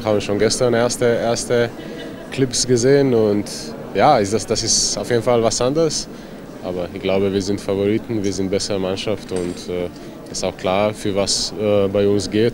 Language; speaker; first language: German; non-native, fluent; Slovenian